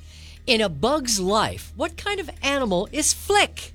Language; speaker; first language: English; native; English